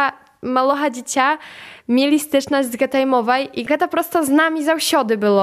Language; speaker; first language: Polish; non-native, local second language; Belarusian